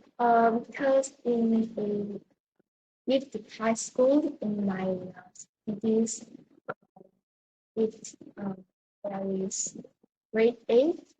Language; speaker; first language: English; non-native, learner; Vietnamese